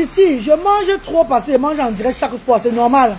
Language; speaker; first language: French; non-native, local second language; Lingala